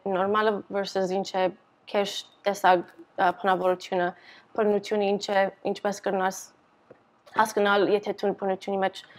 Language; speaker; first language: Armenian; early bilingual, heritage; Armenian